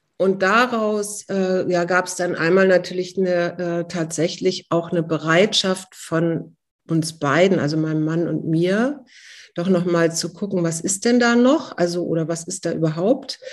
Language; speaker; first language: German; native; German